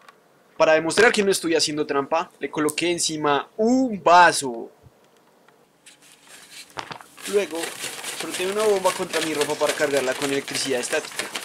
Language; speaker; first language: Spanish; native; Spanish